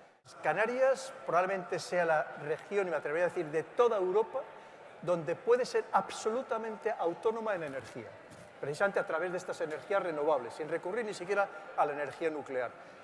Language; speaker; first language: Spanish; native; Spanish